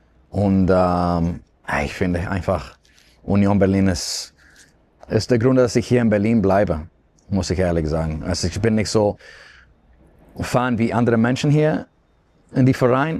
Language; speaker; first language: German; non-native, fluent; Spanish